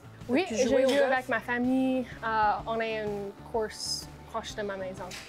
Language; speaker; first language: French; non-native, learner; English